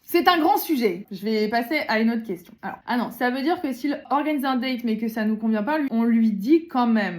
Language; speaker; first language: French; native; French